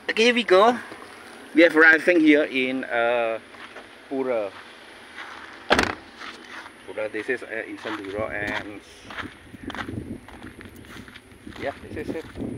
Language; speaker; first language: English; non-native, learner; Indonesian